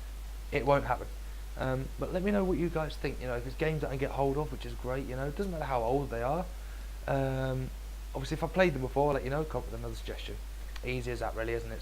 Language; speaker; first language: English; native; English